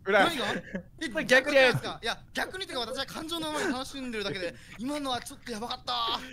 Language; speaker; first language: Japanese; native; Japanese